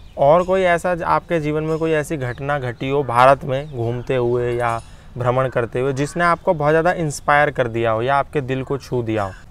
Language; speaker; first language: Hindi; native; Hindi